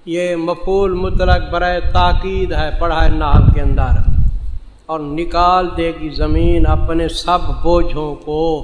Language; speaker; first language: Urdu; non-native, local second language; Saraiki